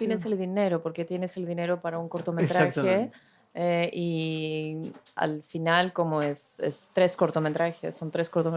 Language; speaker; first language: Spanish; non-native, fluent; Greek